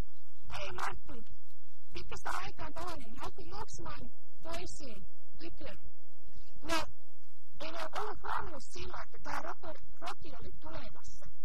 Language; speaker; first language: Finnish; early bilingual, heritage; Finnish